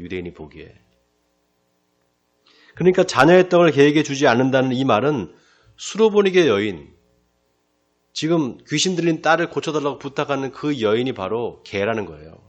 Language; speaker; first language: Korean; native; Korean